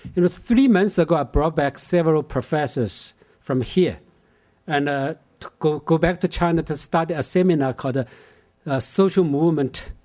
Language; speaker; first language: English; non-native, fluent; Chinese